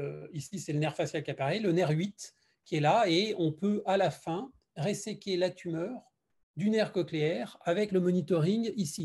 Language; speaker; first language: French; native; French